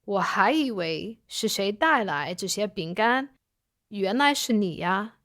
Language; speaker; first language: Chinese; non-native, learner; English